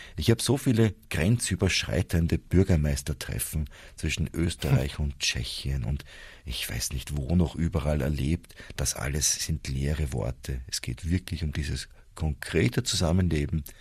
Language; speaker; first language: German; native; German